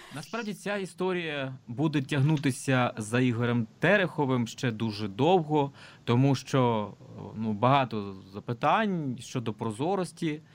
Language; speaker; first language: Ukrainian; non-native, local second language; Russian